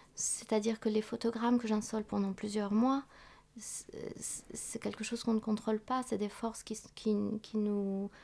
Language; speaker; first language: French; early bilingual, other home language; Vietnamese